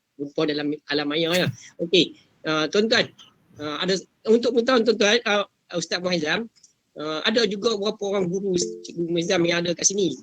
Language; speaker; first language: Malay; native; Malay